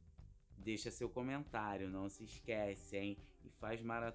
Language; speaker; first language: Portuguese; native; Portuguese